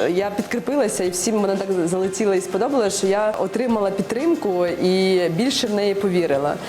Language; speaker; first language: Ukrainian; early bilingual, other home language; Uzbek